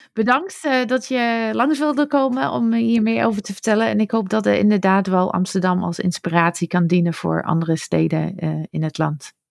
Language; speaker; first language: Dutch; non-native, fluent; English